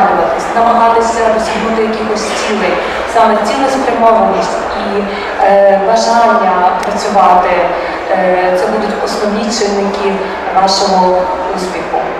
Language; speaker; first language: Polish; non-native, learner; Ukrainian